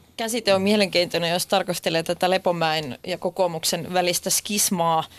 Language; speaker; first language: Finnish; non-native, local second language; Swedish